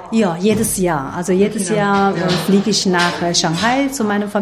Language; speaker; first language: German; non-native, fluent; Chinese